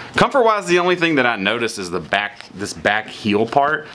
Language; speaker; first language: English; native; English